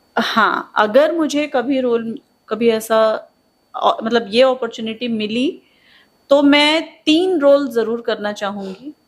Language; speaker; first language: Hindi; native; Hindi